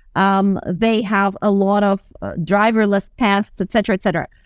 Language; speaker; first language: English; non-native, fluent; Russian